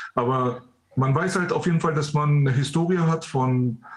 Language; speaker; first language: German; early bilingual, other home language; Persian